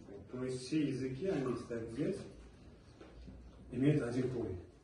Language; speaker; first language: Russian; non-native, local second language; Uzbek